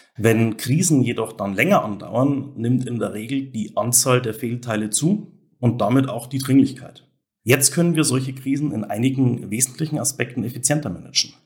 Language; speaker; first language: German; native; German